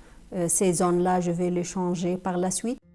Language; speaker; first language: French; non-native, fluent; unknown